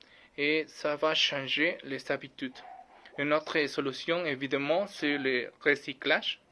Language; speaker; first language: French; non-native, learner; Spanish